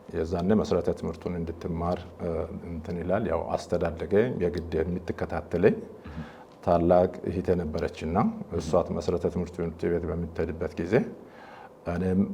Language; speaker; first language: Amharic; non-native, local second language; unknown